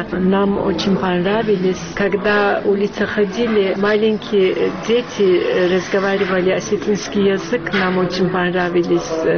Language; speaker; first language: Russian; non-native, learner; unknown